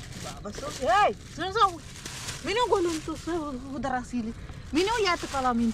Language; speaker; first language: Arabic; non-native, learner; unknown